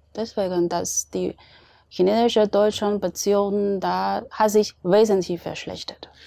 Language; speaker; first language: German; non-native, fluent; Chinese